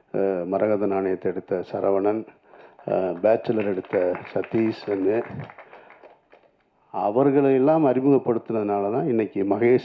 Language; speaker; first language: Tamil; native; Tamil